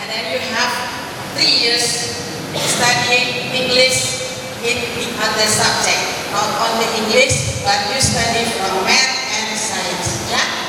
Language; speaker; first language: English; non-native, fluent; Indonesian